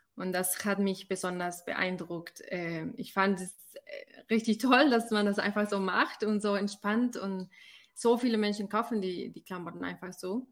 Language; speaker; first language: German; non-native, fluent; Spanish